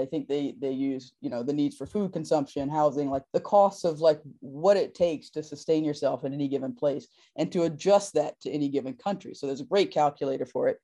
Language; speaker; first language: English; native; English